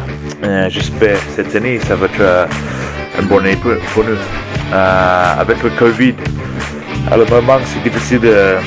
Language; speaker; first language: French; non-native, learner; English